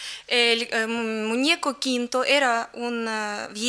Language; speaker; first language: Spanish; non-native, learner; Russian